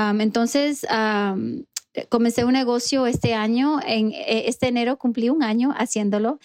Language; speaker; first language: Spanish; early bilingual, heritage; Spanish